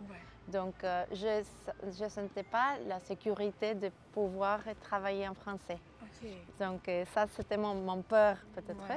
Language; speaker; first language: French; non-native, fluent; Spanish